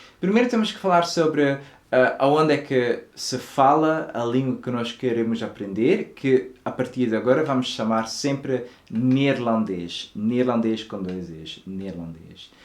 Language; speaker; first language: Portuguese; non-native, fluent; Dutch